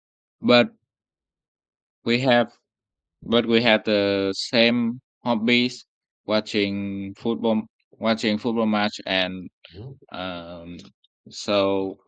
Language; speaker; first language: English; non-native, learner; Vietnamese